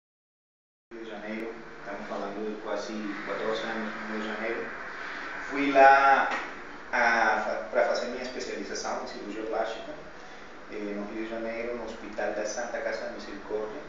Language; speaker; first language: Portuguese; non-native, fluent; Spanish